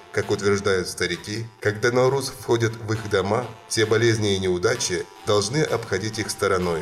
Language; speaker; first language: Russian; non-native, local second language; Kyrgyz